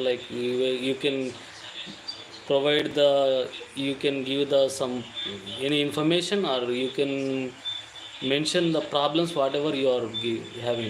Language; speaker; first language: English; non-native, local second language; Telugu